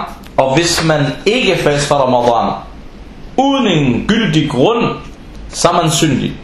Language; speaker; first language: Danish; non-native, fluent; Arabic